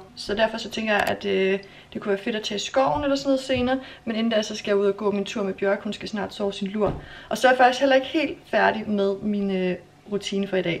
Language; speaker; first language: Danish; native; Danish